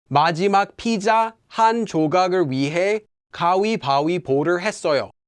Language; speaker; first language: Korean; non-native, fluent; English